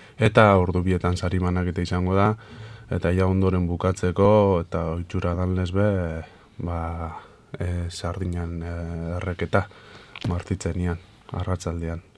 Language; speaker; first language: Basque; native; Basque